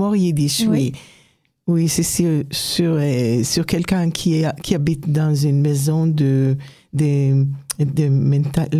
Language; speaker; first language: French; non-native, fluent; Hebrew